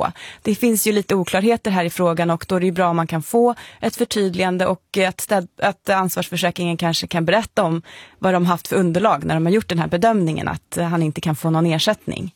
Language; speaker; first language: Swedish; native; Swedish